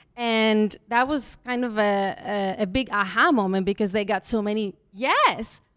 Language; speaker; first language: English; non-native, fluent; Greek